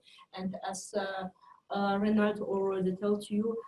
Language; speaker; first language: English; non-native, fluent; French